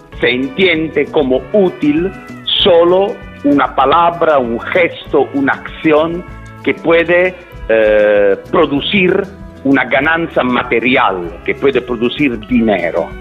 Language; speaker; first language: Spanish; non-native, fluent; Italian